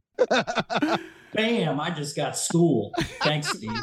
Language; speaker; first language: English; native; English